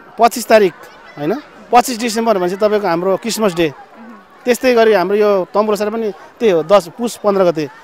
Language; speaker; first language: Nepali; native; Nepali